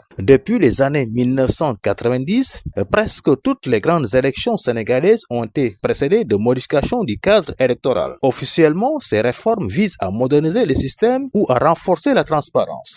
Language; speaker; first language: French; non-native, local second language; Wolof